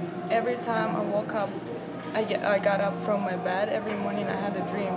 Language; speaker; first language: English; non-native, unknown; Russian